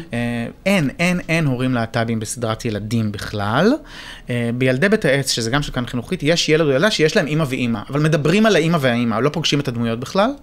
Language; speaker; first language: Hebrew; native; Hebrew